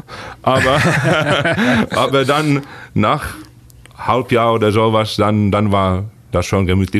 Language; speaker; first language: German; non-native, fluent; Finnish